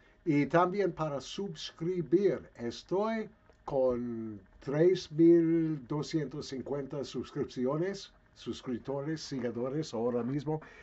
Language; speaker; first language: Spanish; non-native, fluent; English